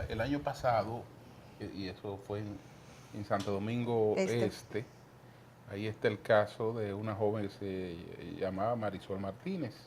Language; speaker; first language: Spanish; native; Spanish